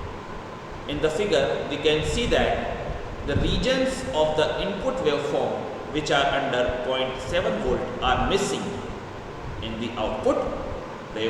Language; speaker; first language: English; non-native, local second language; Hindi